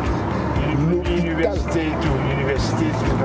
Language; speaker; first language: French; non-native, local second language; Morisyen